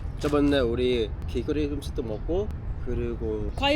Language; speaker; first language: Korean; non-native, fluent; Vietnamese